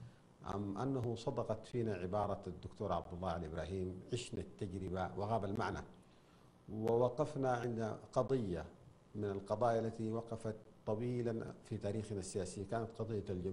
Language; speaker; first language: Arabic; native; Arabic